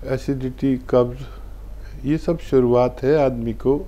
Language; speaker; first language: Hindi; native; Hindi